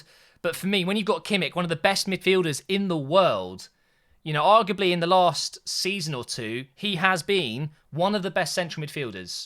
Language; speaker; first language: English; native; English